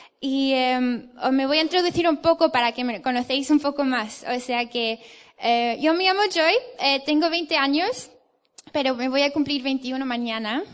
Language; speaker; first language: Spanish; non-native, fluent; English